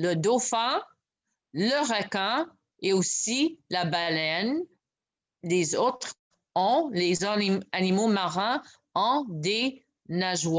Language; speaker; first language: French; non-native, local second language; English